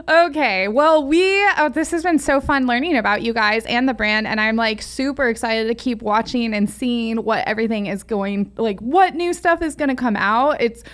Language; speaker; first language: English; native; English